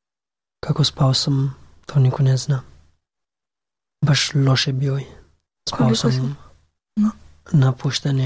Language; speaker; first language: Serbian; non-native, learner; Pashto